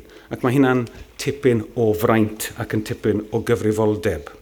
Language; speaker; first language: Welsh; native; Welsh